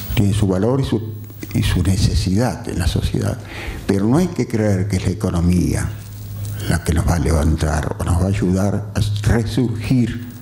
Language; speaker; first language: Spanish; native; Spanish